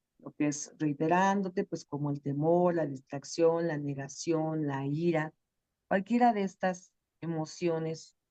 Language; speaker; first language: Spanish; native; Spanish